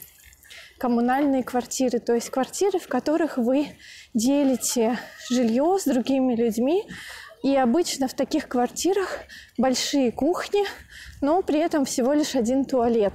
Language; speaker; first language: Russian; native; Russian